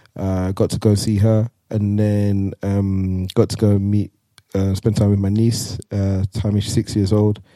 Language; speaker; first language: English; native; English